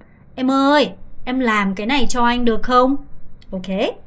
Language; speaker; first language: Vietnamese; non-native, fluent; Korean